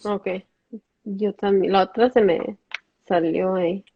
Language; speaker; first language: Spanish; early bilingual, heritage; Spanish